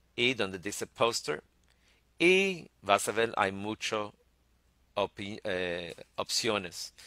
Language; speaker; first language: Spanish; early bilingual, heritage; Spanish